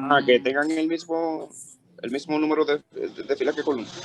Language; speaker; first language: Spanish; native; Spanish